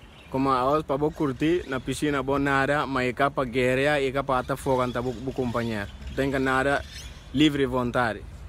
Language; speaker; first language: Portuguese; non-native, local second language; Upper Guinea Crioulo